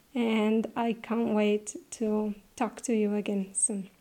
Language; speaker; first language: English; non-native, fluent; Italian